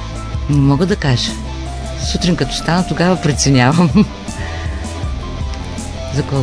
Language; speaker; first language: Bulgarian; native; Bulgarian